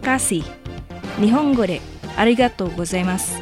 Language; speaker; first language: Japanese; non-native, fluent; Indonesian